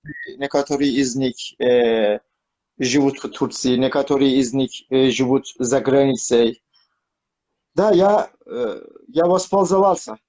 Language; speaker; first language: Russian; non-native, learner; Turkish